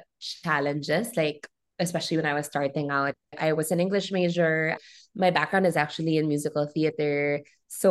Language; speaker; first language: English; non-native, local second language; Filipino